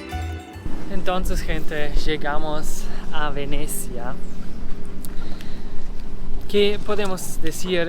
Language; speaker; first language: Spanish; non-native, learner; German